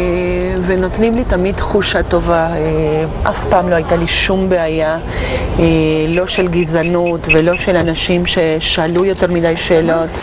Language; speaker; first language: Hebrew; non-native, fluent; Spanish